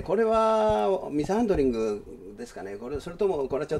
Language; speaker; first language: Japanese; native; Japanese